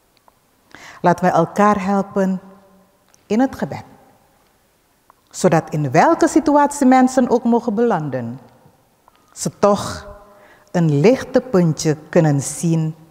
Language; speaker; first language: Dutch; early bilingual, other home language; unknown